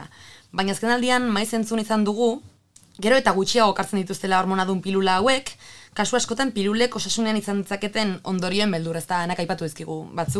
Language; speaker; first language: Basque; native; Basque